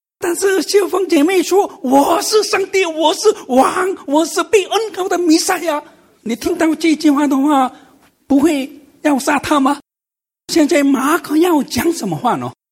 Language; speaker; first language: Chinese; non-native, fluent; Korean